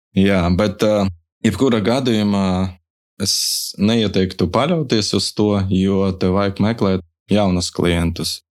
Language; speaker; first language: Latvian; non-native, local second language; Russian